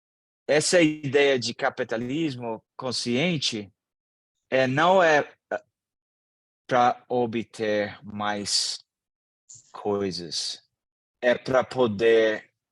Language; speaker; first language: Portuguese; non-native, fluent; English